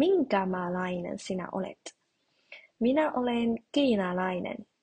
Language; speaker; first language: Finnish; non-native, learner; Chinese